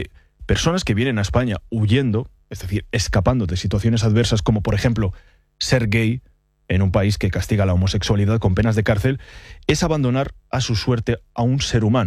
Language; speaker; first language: Spanish; native; Spanish